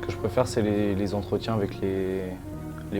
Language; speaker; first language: French; native; French